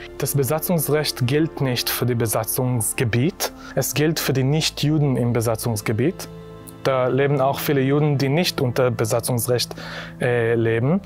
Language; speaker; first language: German; non-native, fluent; Hebrew